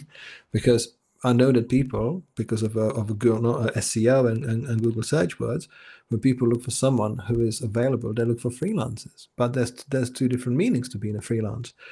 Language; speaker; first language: English; non-native, fluent; Czech